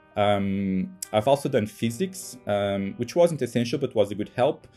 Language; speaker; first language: English; non-native, fluent; Portuguese